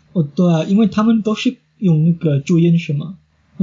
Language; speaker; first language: Chinese; non-native, fluent; English